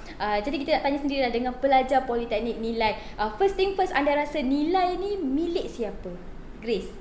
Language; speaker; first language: Malay; native; Malay